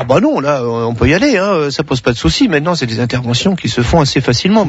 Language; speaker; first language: French; native; French